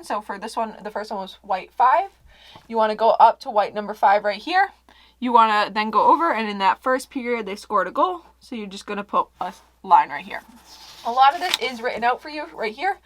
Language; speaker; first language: English; native; English